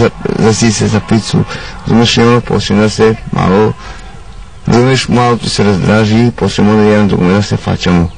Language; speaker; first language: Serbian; non-native, local second language; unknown